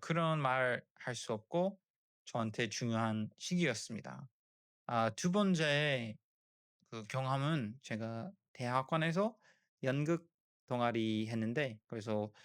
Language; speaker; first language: Korean; non-native, learner; English